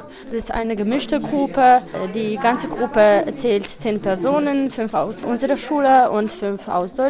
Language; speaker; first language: German; non-native, fluent; Polish